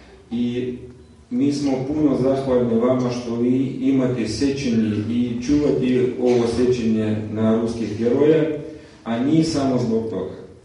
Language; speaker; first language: Serbian; non-native, fluent; Russian